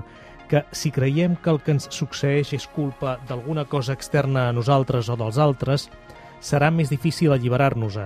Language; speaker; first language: Catalan; native; Catalan